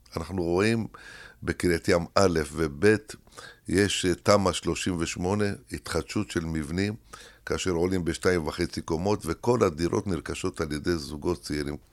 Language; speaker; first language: Hebrew; early bilingual, other home language; Arabic